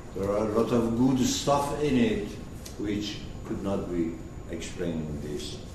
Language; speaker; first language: English; non-native, fluent; Persian